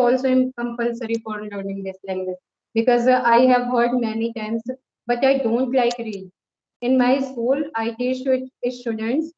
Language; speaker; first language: English; non-native, local second language; Hindi